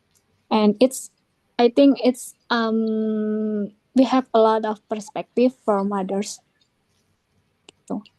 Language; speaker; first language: English; non-native, learner; Indonesian